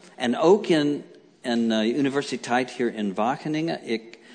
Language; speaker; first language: Dutch; non-native, learner; English